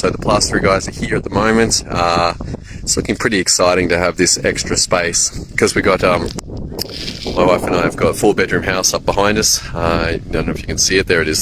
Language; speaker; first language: English; native; English